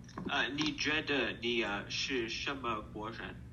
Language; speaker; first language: Chinese; early bilingual, heritage; English